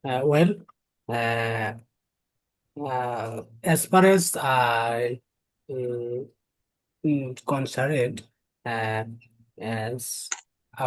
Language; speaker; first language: English; non-native, learner; Bangla